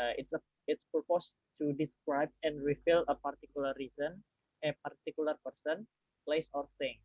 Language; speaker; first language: English; non-native, learner; Indonesian